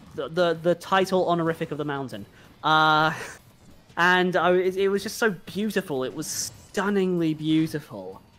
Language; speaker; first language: English; native; English